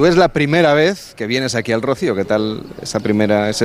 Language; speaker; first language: Spanish; native; Spanish